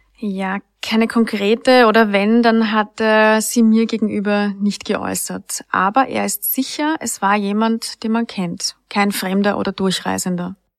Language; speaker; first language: German; native; German